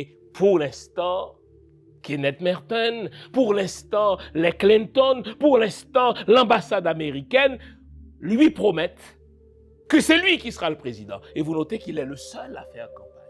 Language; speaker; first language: French; non-native, local second language; Haitian Creole